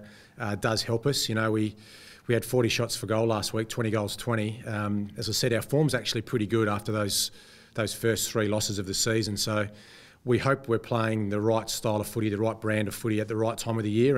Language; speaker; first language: English; native; English